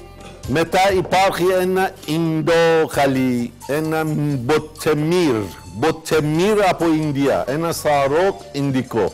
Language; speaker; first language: Greek; non-native, fluent; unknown